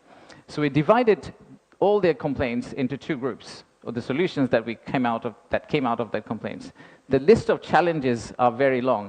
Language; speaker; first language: English; non-native, local second language; Bangla